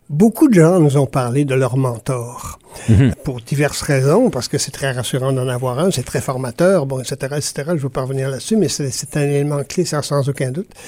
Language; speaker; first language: French; native; French